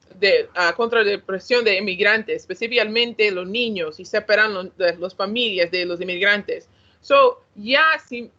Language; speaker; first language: Spanish; non-native, learner; English